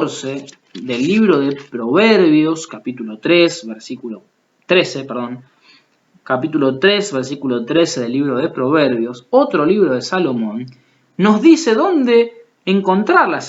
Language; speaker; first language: Spanish; native; Spanish